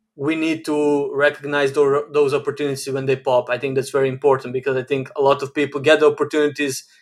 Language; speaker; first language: English; non-native, fluent; Serbian